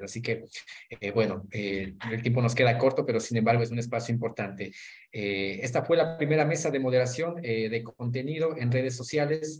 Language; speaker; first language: Spanish; native; Spanish